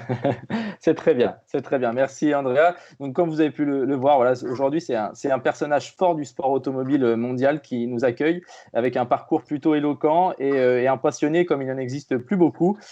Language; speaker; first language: French; native; French